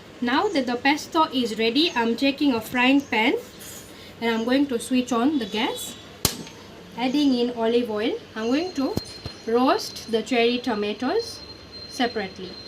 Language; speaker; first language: English; non-native, local second language; Gujarati